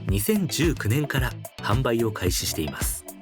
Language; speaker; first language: Japanese; native; Japanese